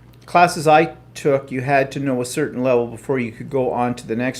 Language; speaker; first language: English; native; English